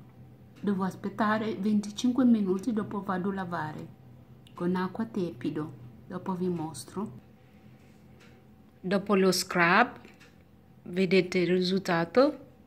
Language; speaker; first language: Italian; non-native, learner; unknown